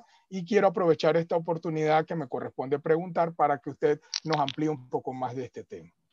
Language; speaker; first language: Spanish; native; Spanish